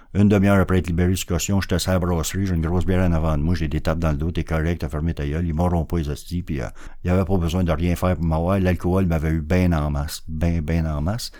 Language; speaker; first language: French; native; French